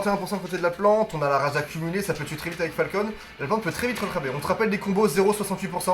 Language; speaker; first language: French; native; French